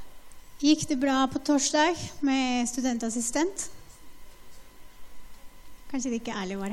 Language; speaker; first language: Norwegian; non-native, fluent; Spanish